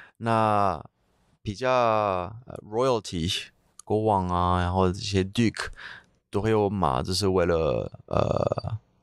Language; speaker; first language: Chinese; non-native, fluent; French